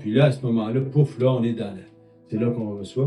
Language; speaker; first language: French; native; French